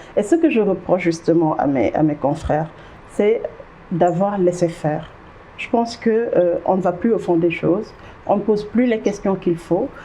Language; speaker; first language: French; non-native, local second language; Wolof